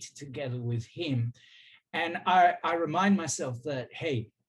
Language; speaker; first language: English; native; English